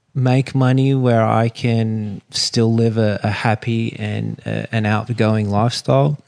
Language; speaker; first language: English; native; English